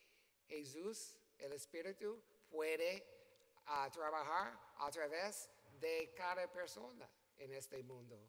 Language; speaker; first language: Spanish; non-native, learner; English